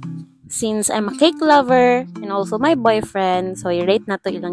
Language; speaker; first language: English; non-native, local second language; Cebuano